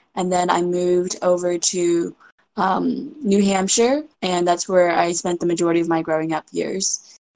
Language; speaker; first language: English; native; English